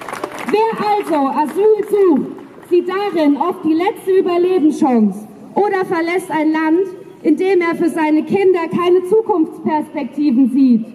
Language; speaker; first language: German; native; German